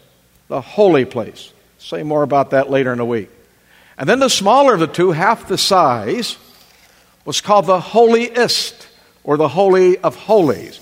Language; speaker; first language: English; native; English